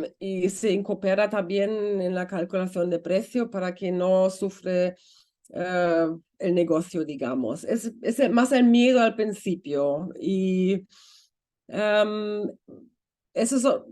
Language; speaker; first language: Spanish; non-native, fluent; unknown